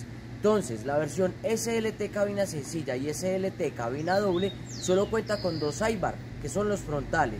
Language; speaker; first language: Spanish; native; Spanish